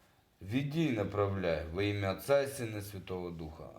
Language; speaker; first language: Russian; native; Russian